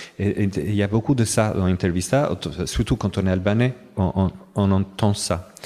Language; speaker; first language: French; non-native, fluent; Albanian